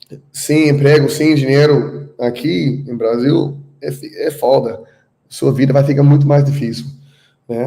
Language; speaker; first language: Portuguese; non-native, learner; English